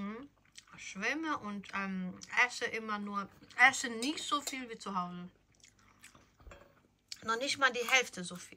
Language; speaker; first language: German; non-native, fluent; Ukrainian